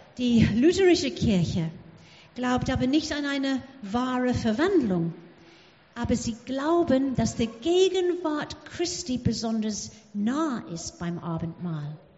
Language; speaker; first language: German; non-native, fluent; English